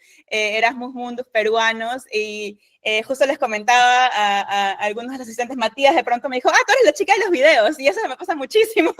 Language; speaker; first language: Spanish; native; Spanish